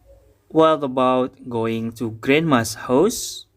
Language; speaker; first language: English; non-native, fluent; Indonesian